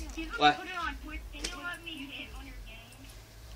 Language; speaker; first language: English; native; English